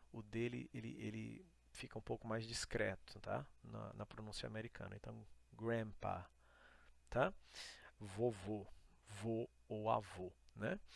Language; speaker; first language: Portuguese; native; Portuguese